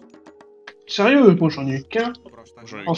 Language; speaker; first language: French; native; French